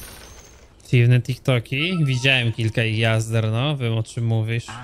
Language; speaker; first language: Polish; native; Polish